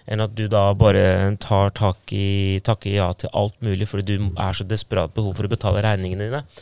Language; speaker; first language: Norwegian; non-native, fluent; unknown